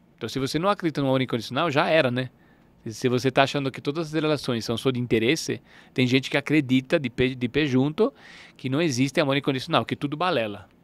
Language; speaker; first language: Portuguese; non-native, fluent; Italian